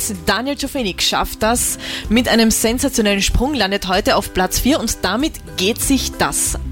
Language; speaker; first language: German; native; German